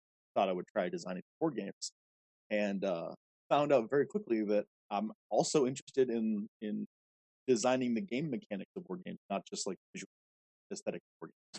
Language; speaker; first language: English; native; English